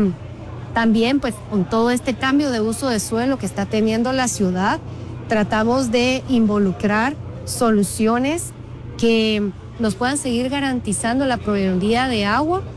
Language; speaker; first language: Spanish; native; Spanish